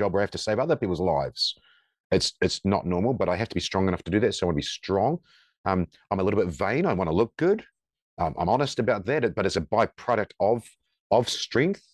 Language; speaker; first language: English; native; English